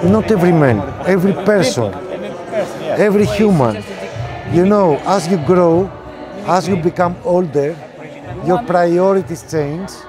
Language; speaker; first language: English; non-native, fluent; Greek